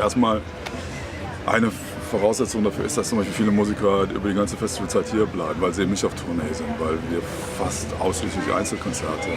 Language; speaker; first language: German; native; German